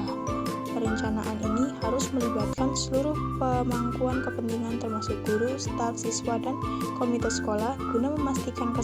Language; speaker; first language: Indonesian; native; Indonesian